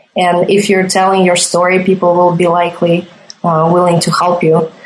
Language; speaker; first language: English; non-native, fluent; Latvian